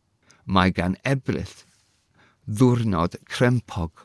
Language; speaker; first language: Welsh; non-native, learner; English